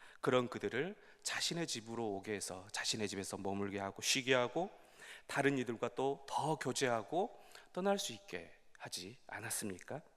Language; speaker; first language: Korean; native; Korean